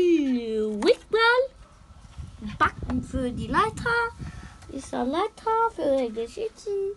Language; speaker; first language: German; non-native, learner; Romanian